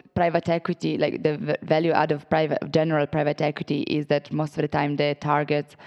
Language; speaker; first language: English; non-native, fluent; Italian